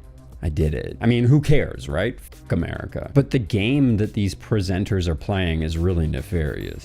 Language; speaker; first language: English; native; English